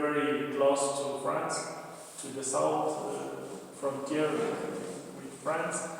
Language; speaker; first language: English; non-native, learner; Spanish